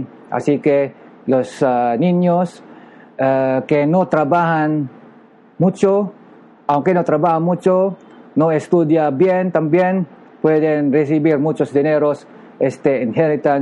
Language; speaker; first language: Spanish; non-native, learner; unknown